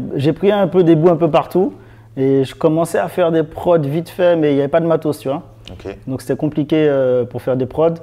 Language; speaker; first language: French; native; French